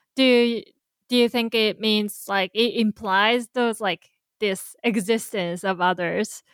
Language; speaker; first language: English; non-native, fluent; Japanese